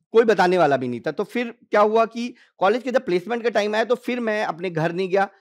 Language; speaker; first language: Hindi; native; Hindi